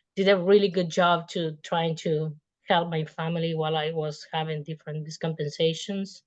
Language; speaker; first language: English; non-native, fluent; Spanish